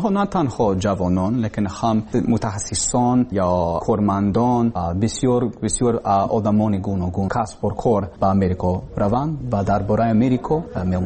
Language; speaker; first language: Persian; non-native, learner; English